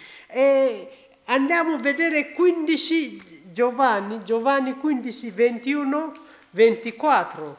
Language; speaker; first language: Italian; non-native, learner; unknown